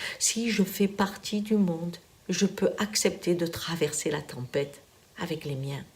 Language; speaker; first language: French; native; French